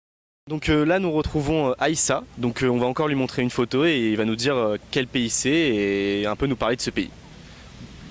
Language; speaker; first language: French; native; French